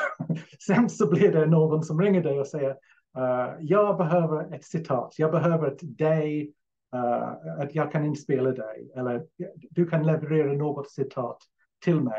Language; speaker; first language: Swedish; non-native, fluent; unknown